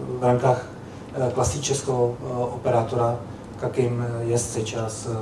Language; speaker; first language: Russian; non-native, learner; Czech